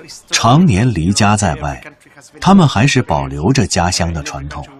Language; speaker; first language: Chinese; native; Chinese